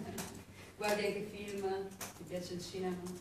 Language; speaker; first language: Italian; native; Italian